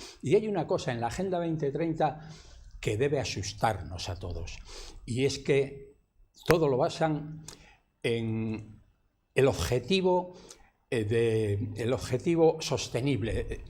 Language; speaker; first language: Spanish; native; Spanish